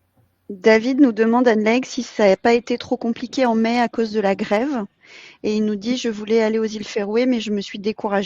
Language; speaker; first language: French; native; French